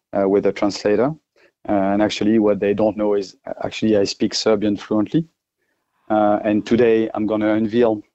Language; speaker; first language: English; non-native, fluent; French